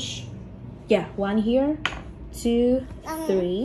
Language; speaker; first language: English; non-native, fluent; Thai